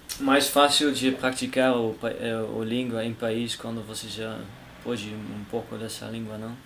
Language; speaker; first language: Portuguese; non-native, learner; Dutch